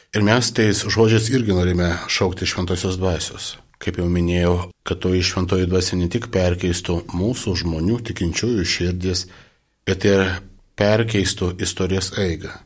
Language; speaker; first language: Lithuanian; non-native, local second language; Polish